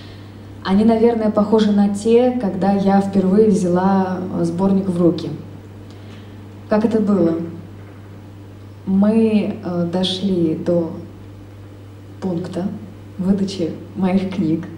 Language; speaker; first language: Russian; native; Russian